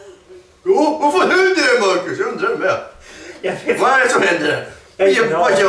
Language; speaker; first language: Swedish; native; Swedish